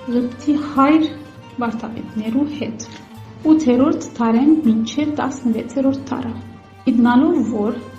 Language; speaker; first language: Armenian; early bilingual, heritage; Armenian